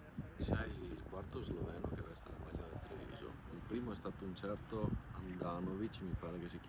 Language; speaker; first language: Italian; native; Italian